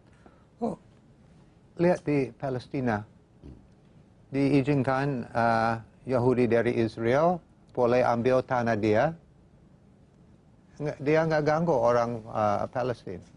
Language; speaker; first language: Indonesian; non-native, fluent; English